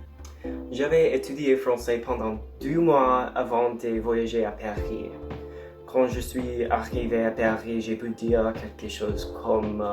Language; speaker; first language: French; non-native, learner; English